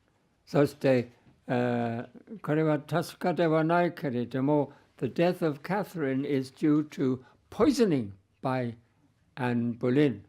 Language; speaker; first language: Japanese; non-native, fluent; English